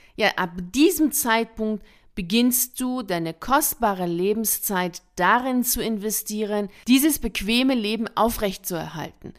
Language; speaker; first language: German; early bilingual, other home language; Persian